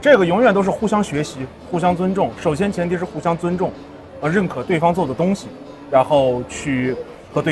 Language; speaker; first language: Chinese; native; Chinese